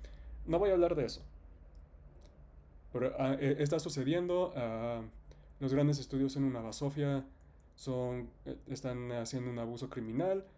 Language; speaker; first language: Spanish; native; Spanish